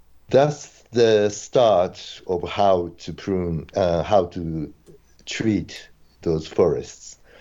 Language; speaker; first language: English; non-native, fluent; Japanese